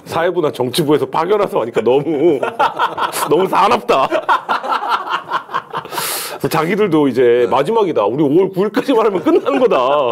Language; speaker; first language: Korean; native; Korean